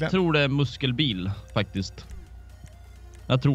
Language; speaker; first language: Swedish; native; Swedish